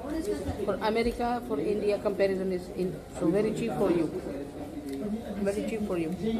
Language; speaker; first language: English; non-native, learner; Hindi